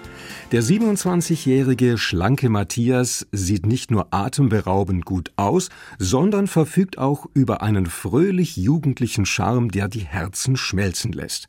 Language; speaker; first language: German; native; German